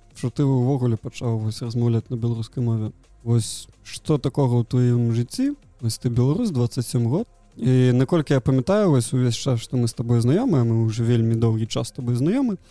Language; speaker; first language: Belarusian; non-native, local second language; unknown